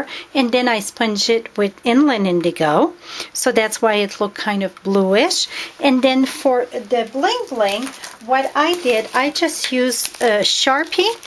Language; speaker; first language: English; non-native, fluent; French